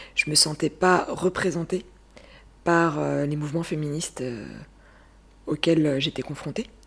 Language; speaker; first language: French; native; French